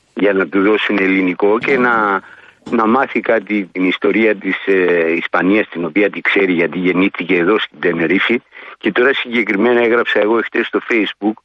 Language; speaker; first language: Greek; native; Greek